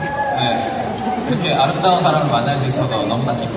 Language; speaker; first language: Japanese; non-native, learner; Korean